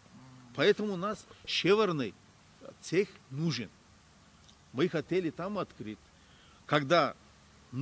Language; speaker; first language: Russian; non-native, learner; Turkish